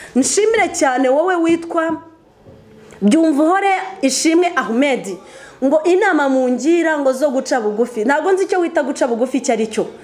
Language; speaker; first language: Kinyarwanda; early bilingual, heritage; Kinyarwanda